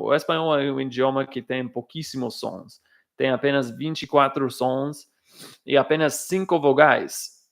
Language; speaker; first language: Portuguese; non-native, fluent; English